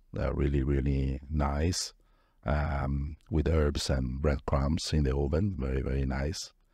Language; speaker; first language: English; non-native, fluent; Italian